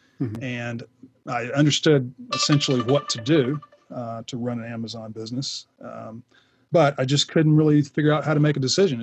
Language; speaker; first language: English; native; English